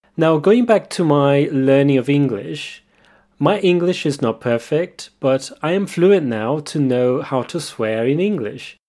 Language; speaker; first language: English; non-native, fluent; Portuguese